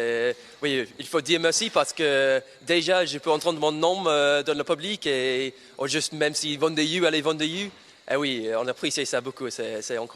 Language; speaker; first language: French; non-native, learner; English